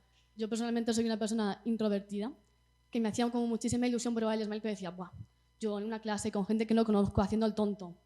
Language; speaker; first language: Spanish; native; Spanish